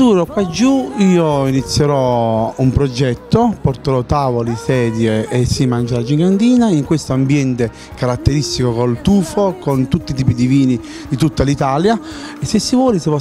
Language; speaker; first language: Italian; native; Italian